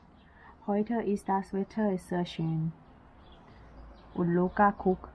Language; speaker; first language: German; non-native, learner; Thai